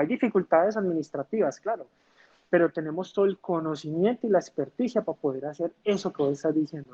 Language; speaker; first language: Spanish; native; Spanish